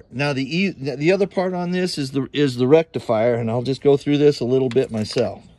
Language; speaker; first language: English; native; English